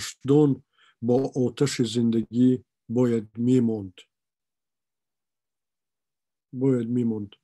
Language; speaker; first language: Persian; non-native, local second language; Shughni